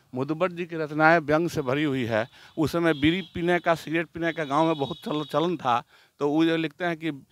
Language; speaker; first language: Hindi; native; Hindi